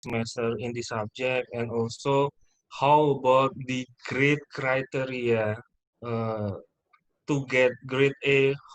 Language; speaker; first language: English; non-native, fluent; Indonesian